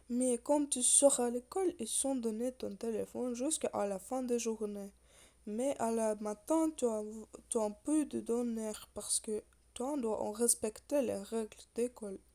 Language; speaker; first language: French; non-native, learner; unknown